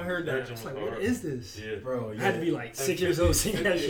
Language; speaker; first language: English; native; English